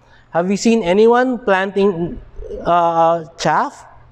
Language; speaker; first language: English; non-native, local second language; Filipino